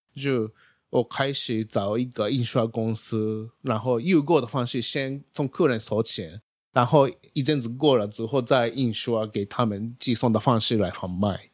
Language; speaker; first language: Chinese; non-native, fluent; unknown